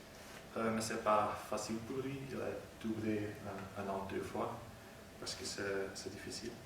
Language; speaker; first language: French; non-native, learner; Dutch